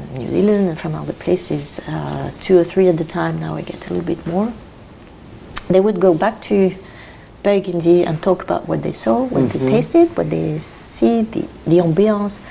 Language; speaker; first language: English; non-native, fluent; French